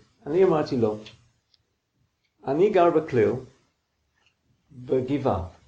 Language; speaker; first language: Hebrew; non-native, fluent; English